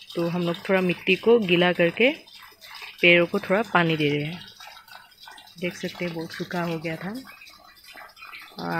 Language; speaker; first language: Hindi; non-native, local second language; Assamese